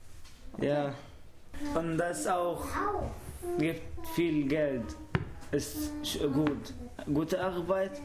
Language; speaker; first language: German; non-native, learner; Arabic